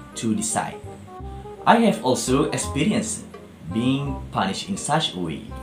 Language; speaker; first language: English; non-native, local second language; Malay